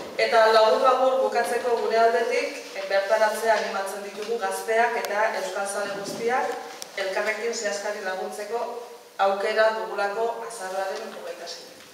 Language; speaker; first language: Basque; native; Basque